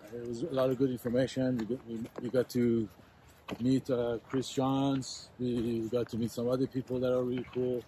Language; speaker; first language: English; native; English